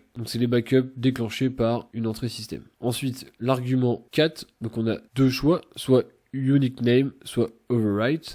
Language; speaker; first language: French; native; French